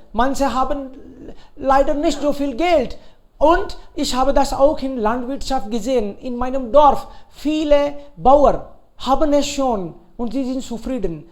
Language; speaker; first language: German; non-native, fluent; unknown